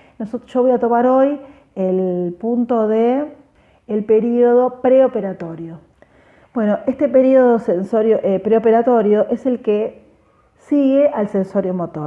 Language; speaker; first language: Spanish; native; Spanish